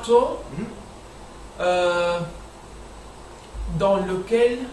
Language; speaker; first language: French; non-native, learner; English